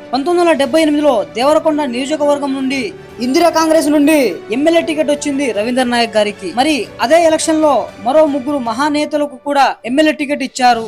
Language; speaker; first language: Telugu; non-native, local second language; Lambadi